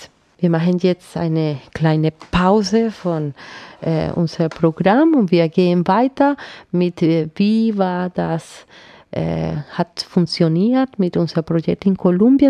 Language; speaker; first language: German; non-native, fluent; Spanish